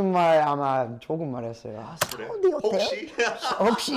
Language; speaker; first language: Korean; non-native, learner; English